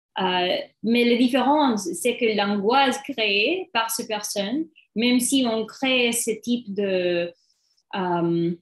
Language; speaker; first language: French; non-native, learner; English